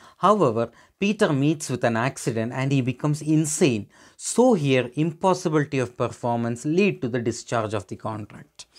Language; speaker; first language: English; non-native, local second language; Malayalam